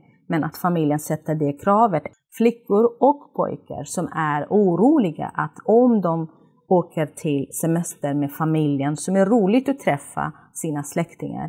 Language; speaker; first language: Swedish; non-native, fluent; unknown